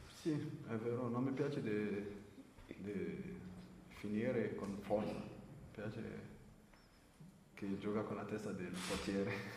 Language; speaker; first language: Italian; non-native, learner; French